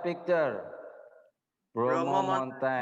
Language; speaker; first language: English; non-native, learner; Indonesian